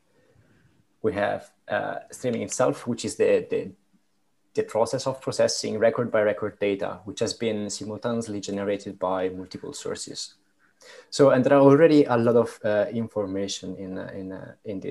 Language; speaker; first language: English; non-native, fluent; Italian